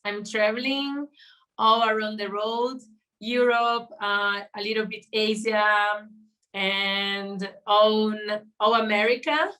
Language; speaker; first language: English; non-native, learner; Portuguese